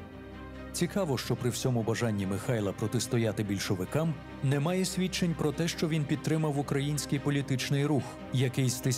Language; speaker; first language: Ukrainian; native; Ukrainian